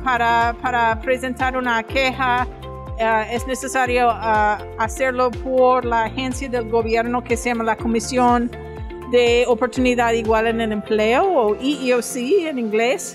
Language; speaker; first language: Spanish; non-native, fluent; English